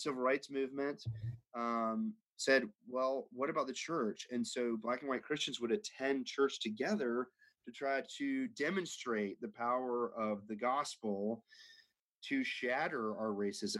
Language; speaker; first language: English; native; English